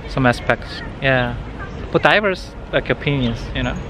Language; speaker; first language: English; non-native, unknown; Korean